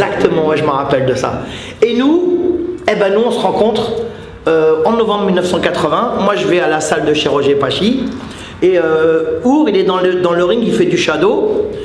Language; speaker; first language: French; native; French